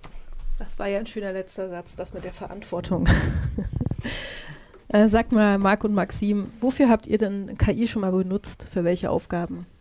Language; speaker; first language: German; native; German